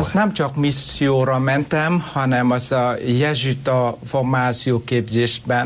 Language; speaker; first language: Hungarian; non-native, fluent; Vietnamese